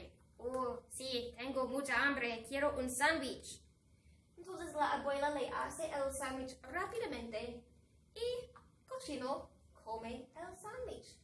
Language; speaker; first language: Spanish; non-native, fluent; English